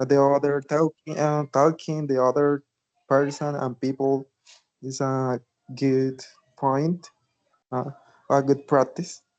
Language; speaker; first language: English; non-native, learner; Spanish